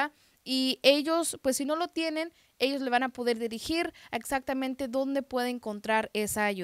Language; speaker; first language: Spanish; native; Spanish